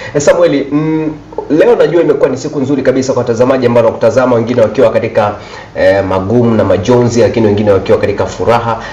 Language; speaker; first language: Swahili; native; Swahili